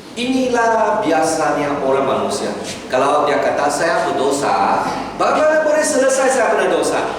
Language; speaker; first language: Malay; non-native, local second language; Chinese